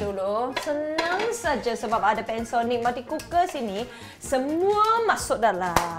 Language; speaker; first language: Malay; non-native, local second language; Cantonese